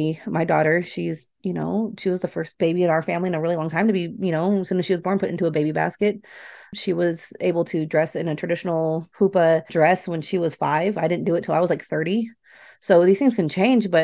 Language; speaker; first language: English; native; English